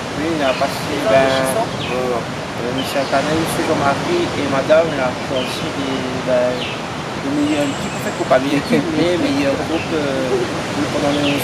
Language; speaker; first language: French; native; French